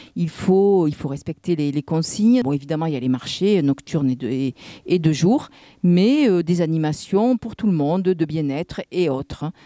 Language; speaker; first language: French; native; French